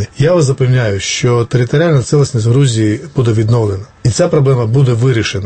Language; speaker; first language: Ukrainian; non-native, fluent; Georgian